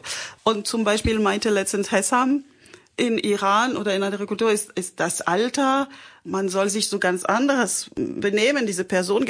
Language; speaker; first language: German; non-native, fluent; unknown